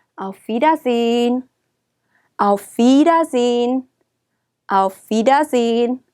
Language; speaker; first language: German; non-native, fluent; Korean